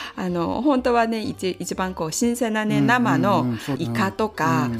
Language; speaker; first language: Japanese; non-native, fluent; Korean